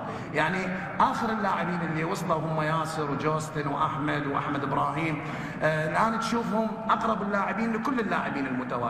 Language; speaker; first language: Arabic; native; Arabic